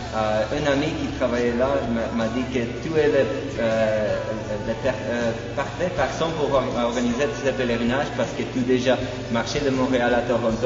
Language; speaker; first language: French; non-native, fluent; Polish